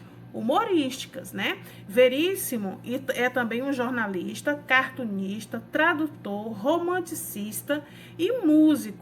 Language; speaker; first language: Portuguese; native; Portuguese